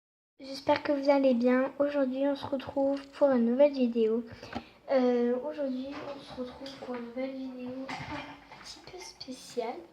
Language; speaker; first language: French; native; French